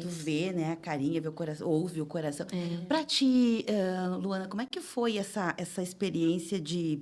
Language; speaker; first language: Portuguese; native; Portuguese